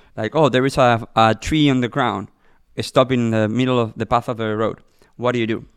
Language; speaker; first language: English; non-native, fluent; Spanish